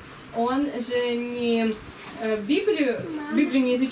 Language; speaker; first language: Russian; native; Russian